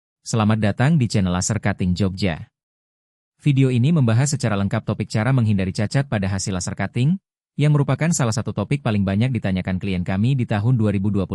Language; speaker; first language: Indonesian; native; Indonesian